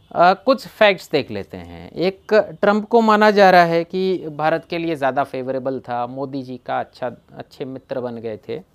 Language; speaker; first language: Hindi; non-native, local second language; Gujarati